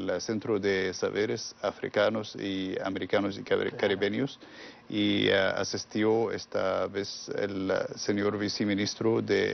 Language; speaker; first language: Spanish; non-native, learner; Arabic